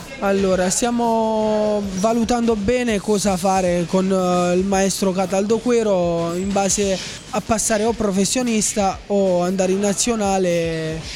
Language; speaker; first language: Italian; native; Italian